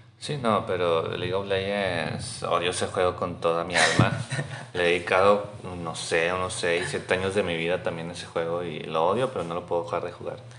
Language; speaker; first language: Spanish; native; Spanish